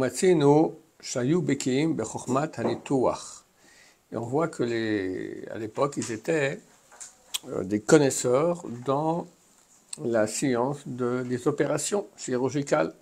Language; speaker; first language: French; native; French